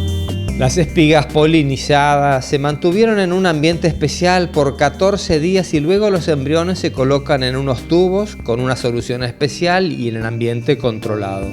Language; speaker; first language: Spanish; native; Spanish